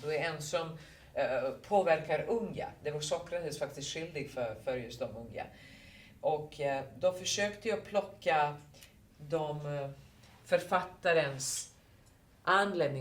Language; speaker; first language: Swedish; non-native, fluent; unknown